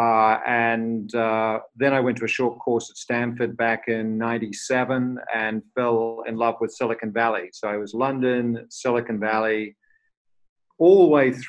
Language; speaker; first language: English; native; English